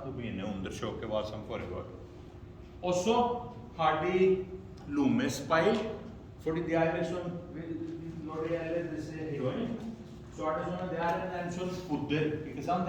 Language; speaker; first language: Norwegian; non-native, fluent; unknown